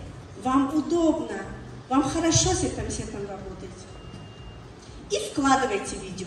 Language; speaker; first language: Russian; non-native, learner; Tajik